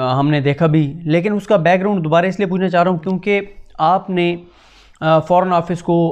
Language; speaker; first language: Urdu; non-native, local second language; Punjabi